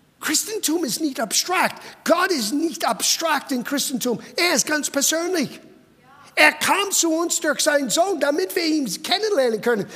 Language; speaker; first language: German; non-native, fluent; English